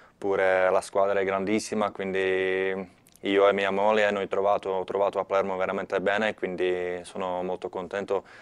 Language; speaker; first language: Italian; non-native, learner; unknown